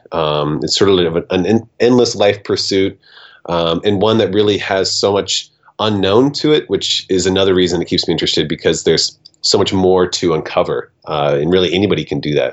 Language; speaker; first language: English; native; English